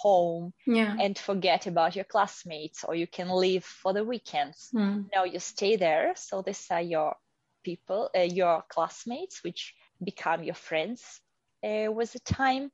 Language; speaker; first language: English; non-native, fluent; Russian